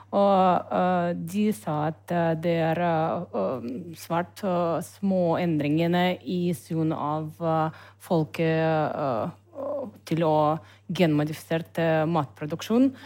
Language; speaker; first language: Norwegian; non-native, learner; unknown